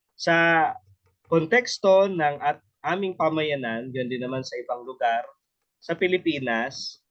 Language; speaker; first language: Filipino; non-native, local second language; Bikol